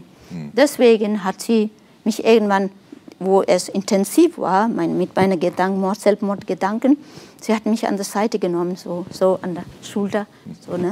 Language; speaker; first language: German; non-native, fluent; Nepali